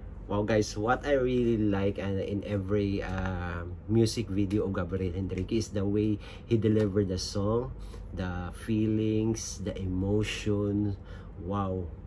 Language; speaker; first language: English; non-native, local second language; Filipino